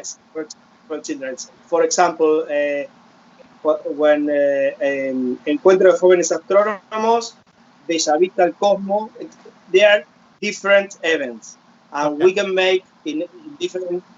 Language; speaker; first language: English; non-native, fluent; Spanish